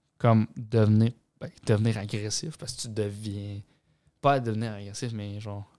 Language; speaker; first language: French; native; French